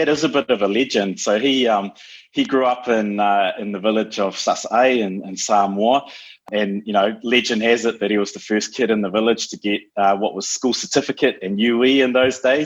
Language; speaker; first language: English; native; English